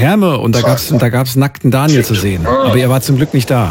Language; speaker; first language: German; native; German